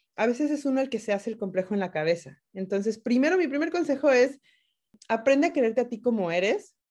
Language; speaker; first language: Spanish; native; Spanish